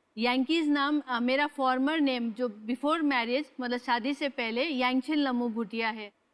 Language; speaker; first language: Hindi; non-native, local second language; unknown